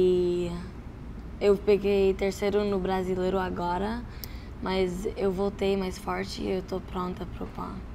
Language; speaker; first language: Portuguese; early bilingual, heritage; Portuguese